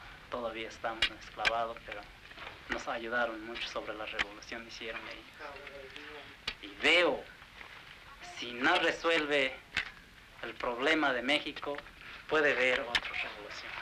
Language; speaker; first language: Spanish; non-native, local second language; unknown